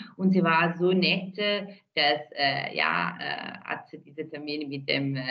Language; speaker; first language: German; non-native, fluent; Italian